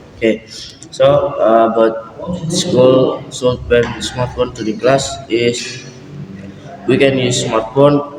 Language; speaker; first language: English; non-native, learner; Indonesian